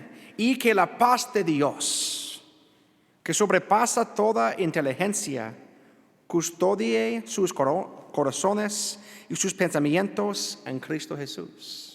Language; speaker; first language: Spanish; non-native, learner; English